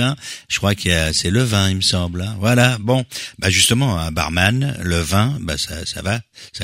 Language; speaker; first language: French; native; French